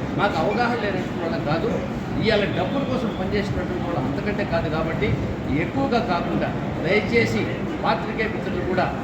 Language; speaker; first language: Telugu; native; Telugu